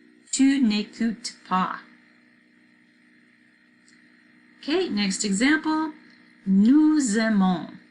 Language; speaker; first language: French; non-native, fluent; English